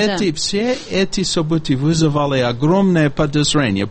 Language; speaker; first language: Russian; non-native, fluent; English